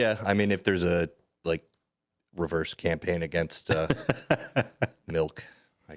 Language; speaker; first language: English; native; English